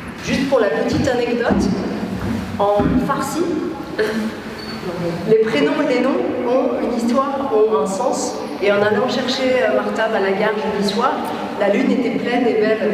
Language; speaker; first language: French; native; French